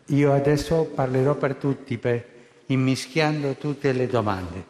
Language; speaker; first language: Italian; non-native, fluent; Spanish